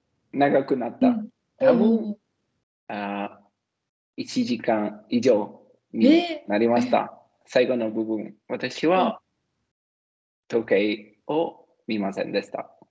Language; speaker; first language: Japanese; non-native, learner; Italian